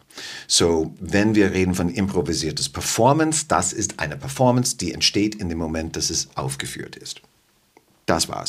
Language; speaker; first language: German; non-native, fluent; English